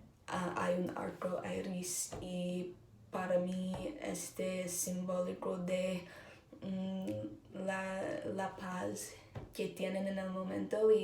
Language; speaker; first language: Spanish; non-native, learner; English